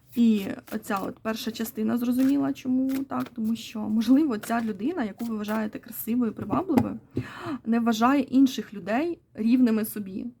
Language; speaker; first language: Ukrainian; non-native, local second language; Russian